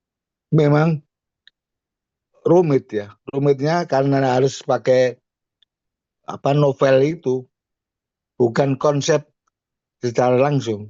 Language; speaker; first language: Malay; non-native, local second language; Javanese